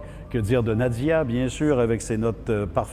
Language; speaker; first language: French; native; French